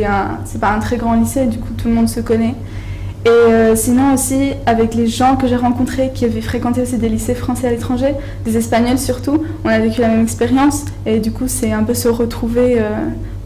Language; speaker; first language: French; non-native, fluent; Spanish